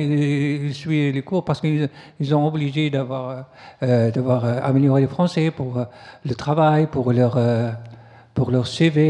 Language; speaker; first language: French; non-native, local second language; Arabic